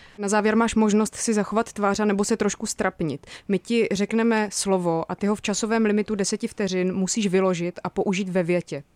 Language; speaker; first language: Czech; native; Czech